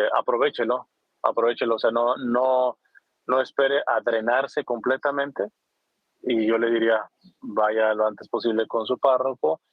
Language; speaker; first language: Spanish; native; Spanish